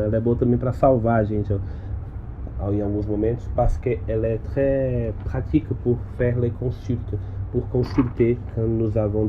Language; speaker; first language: French; non-native, learner; Portuguese